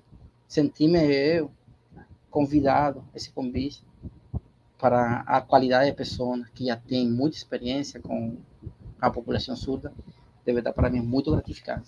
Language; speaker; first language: Portuguese; non-native, learner; Spanish